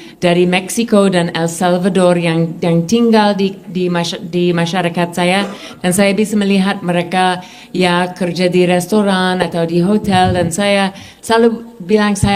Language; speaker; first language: Indonesian; non-native, fluent; English